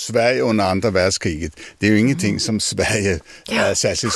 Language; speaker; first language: Swedish; non-native, fluent; French